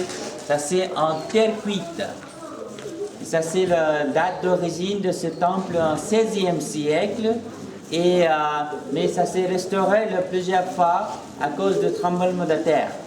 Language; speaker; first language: French; non-native, fluent; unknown